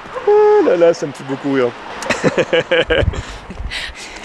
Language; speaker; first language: French; native; French